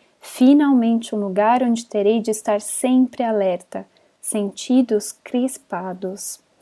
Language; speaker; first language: Portuguese; native; Portuguese